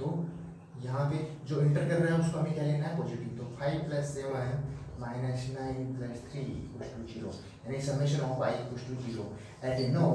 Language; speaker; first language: Hindi; native; Hindi